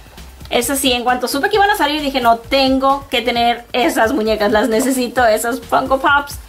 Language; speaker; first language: Spanish; native; Spanish